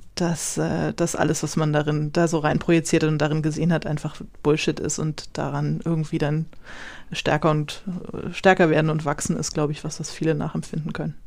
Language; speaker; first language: German; native; German